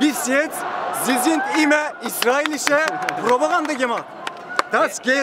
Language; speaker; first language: German; non-native, learner; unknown